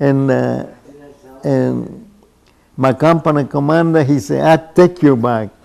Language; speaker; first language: English; non-native, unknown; Spanish